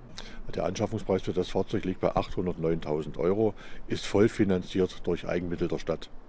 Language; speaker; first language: German; native; German